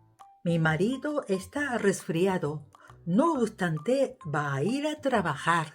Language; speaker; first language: Spanish; non-native, fluent; Japanese